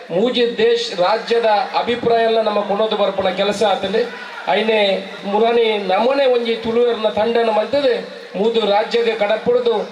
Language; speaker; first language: Kannada; native; Kannada